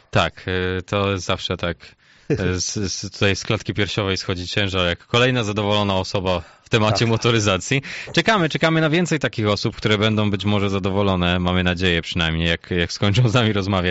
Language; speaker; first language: Polish; native; Polish